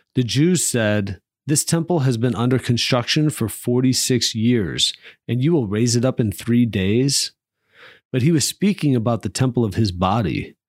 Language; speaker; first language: English; native; English